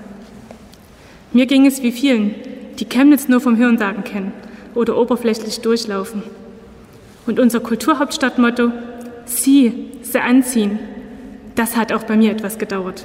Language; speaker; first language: German; native; German